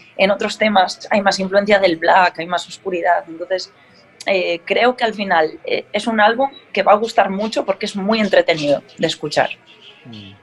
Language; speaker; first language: Spanish; native; Spanish